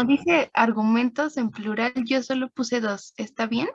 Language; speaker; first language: Spanish; native; Spanish